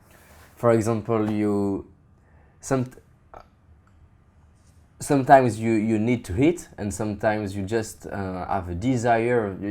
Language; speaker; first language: English; non-native, fluent; French